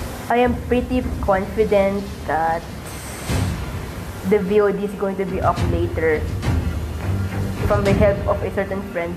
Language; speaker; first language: English; non-native, local second language; Filipino